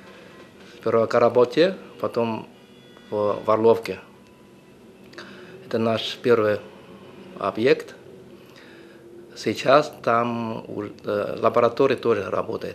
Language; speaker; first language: Russian; non-native, fluent; Chinese